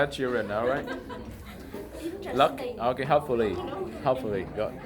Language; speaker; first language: English; non-native, fluent; Vietnamese